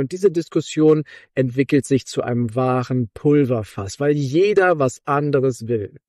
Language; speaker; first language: German; native; German